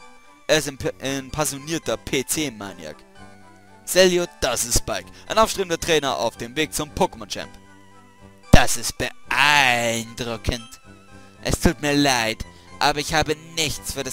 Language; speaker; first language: German; native; German